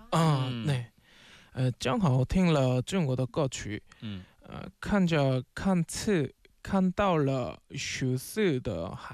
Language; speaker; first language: Chinese; non-native, learner; Korean